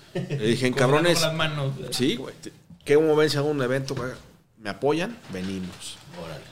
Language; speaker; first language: Spanish; native; Spanish